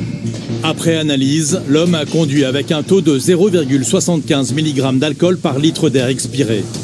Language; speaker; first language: French; native; French